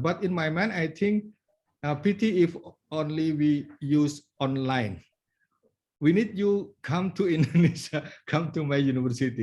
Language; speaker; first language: English; non-native, learner; Indonesian